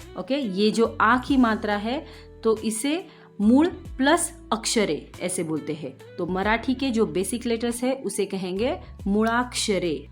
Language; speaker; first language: Hindi; non-native, local second language; Marathi